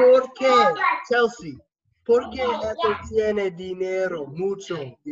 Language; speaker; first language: Spanish; non-native, learner; English